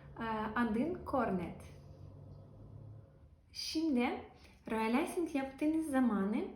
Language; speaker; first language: Turkish; non-native, learner; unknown